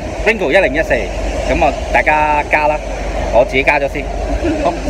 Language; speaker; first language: Chinese; non-native, local second language; Cantonese